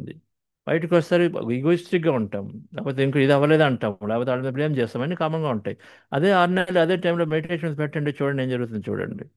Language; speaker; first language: Telugu; native; Telugu